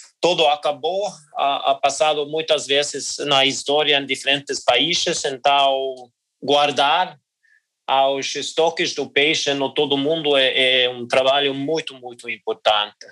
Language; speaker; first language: Portuguese; non-native, learner; Norwegian